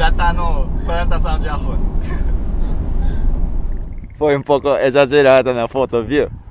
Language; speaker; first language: Portuguese; non-native, fluent; Japanese